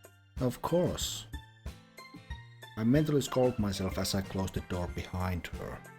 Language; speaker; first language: English; non-native, fluent; Finnish